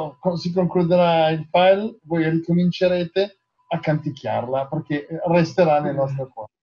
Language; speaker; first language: Italian; native; Italian